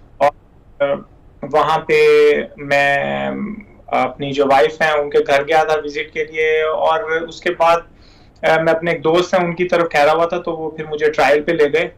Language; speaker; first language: Hindi; non-native, local second language; Punjabi